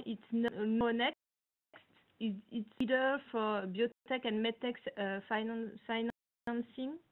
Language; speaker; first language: English; non-native, learner; French